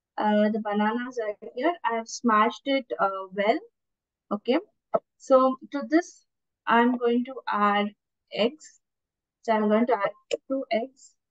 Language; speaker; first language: English; non-native, local second language; Tamil